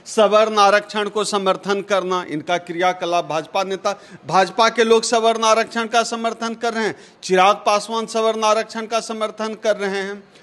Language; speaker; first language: Hindi; native; Hindi